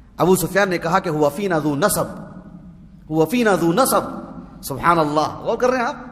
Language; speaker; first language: Urdu; native; Urdu